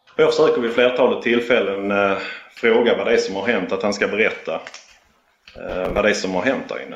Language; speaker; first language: Swedish; native; Swedish